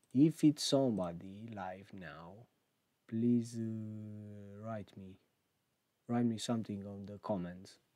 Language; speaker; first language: English; non-native, learner; Romanian